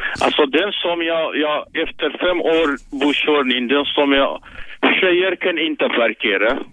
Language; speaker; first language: Swedish; non-native, learner; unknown